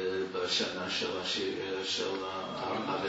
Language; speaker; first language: Hebrew; non-native, fluent; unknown